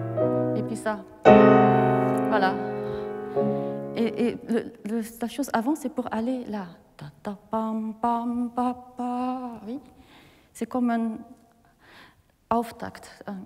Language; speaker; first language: French; non-native, fluent; Japanese